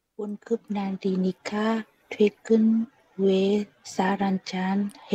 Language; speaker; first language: Korean; non-native, learner; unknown